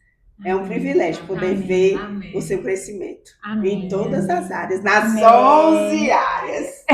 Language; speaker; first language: Portuguese; native; Portuguese